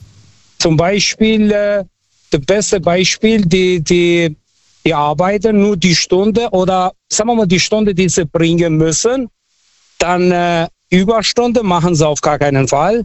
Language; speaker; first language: German; non-native, fluent; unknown